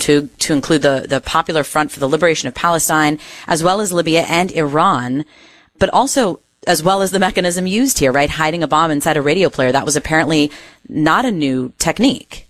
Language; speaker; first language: English; native; English